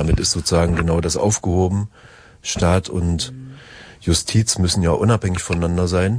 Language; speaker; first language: German; native; German